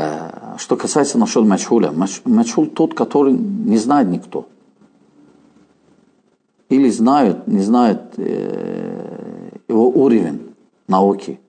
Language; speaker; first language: Russian; non-native, fluent; Azerbaijani